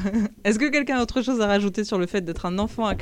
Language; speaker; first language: French; native; French